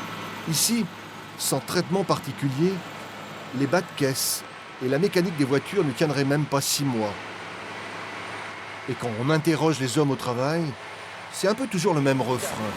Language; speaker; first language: French; native; French